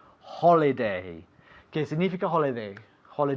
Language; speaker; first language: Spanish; non-native, fluent; English